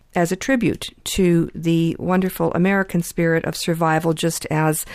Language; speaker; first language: English; early bilingual, other home language; Ukrainian